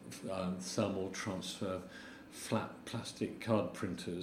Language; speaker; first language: English; native; English